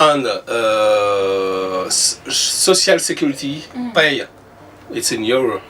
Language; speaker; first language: English; non-native, learner; French